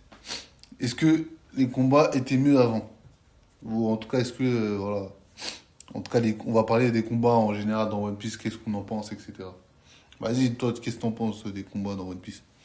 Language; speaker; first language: French; native; French